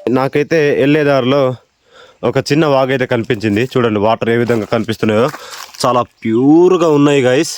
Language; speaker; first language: Telugu; non-native, local second language; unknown